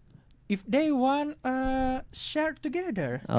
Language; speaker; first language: English; non-native, learner; Indonesian